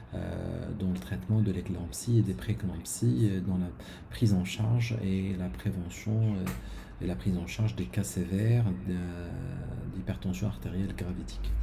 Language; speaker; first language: French; non-native, local second language; Arabic